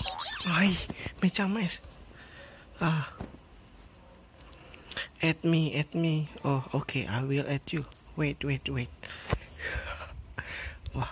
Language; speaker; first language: English; non-native, learner; Indonesian